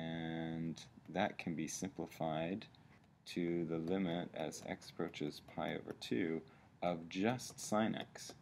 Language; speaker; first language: English; native; English